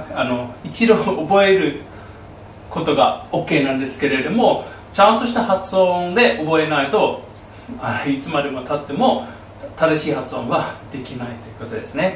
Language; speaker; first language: Japanese; non-native, fluent; German